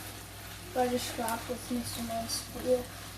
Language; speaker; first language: German; early bilingual, other home language; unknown